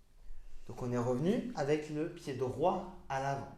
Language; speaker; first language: French; native; French